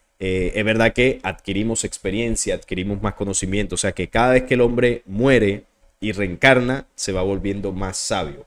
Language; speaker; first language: Spanish; native; Spanish